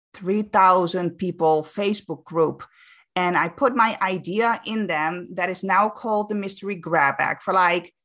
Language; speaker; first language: English; non-native, fluent; Dutch